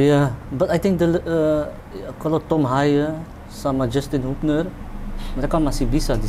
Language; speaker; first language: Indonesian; early bilingual, heritage; Dutch